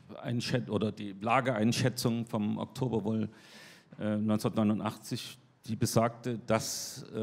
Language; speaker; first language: German; native; German